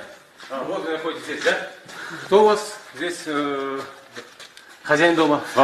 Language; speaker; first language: Russian; native; Russian